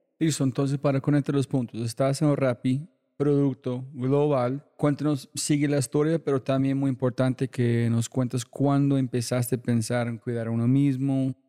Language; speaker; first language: Spanish; non-native, fluent; English